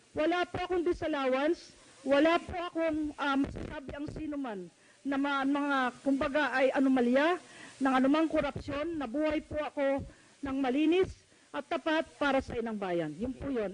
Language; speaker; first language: Filipino; native; Filipino